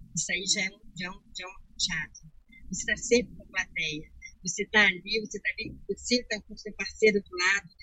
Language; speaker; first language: Portuguese; native; Portuguese